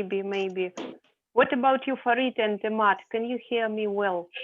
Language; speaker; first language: English; non-native, fluent; Russian